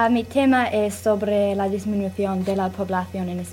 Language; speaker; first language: Spanish; non-native, learner; English